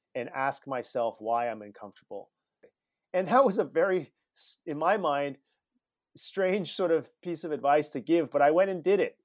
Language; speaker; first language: English; native; English